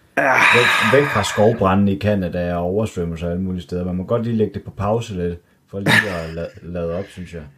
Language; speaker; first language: Danish; native; Danish